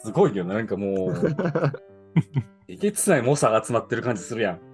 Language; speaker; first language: Japanese; native; Japanese